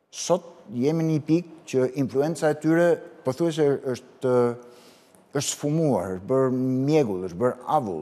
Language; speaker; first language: Albanian; native; Albanian